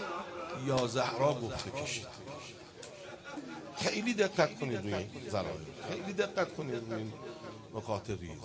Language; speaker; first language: Persian; native; Persian